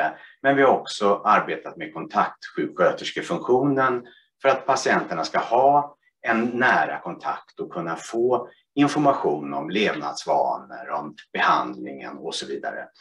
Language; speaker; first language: Swedish; native; Swedish